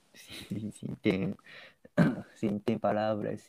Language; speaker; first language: Portuguese; non-native, fluent; Japanese